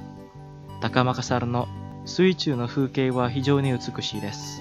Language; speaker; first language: Japanese; non-native, fluent; Indonesian